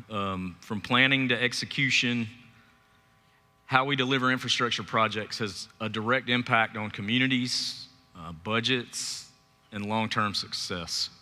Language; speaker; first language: English; native; English